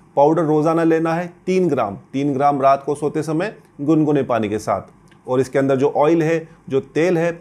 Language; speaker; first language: Hindi; native; Hindi